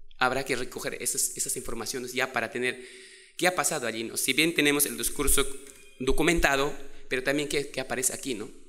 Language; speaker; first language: Spanish; non-native, local second language; Quechua